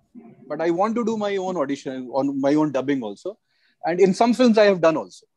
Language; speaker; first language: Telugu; non-native, local second language; Hindi